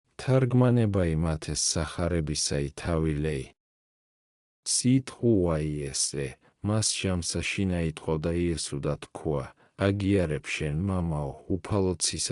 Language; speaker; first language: Georgian; native; Georgian